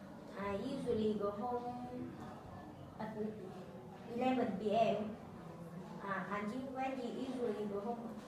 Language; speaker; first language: English; non-native, learner; Vietnamese